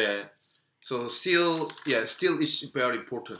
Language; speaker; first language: English; non-native, fluent; Korean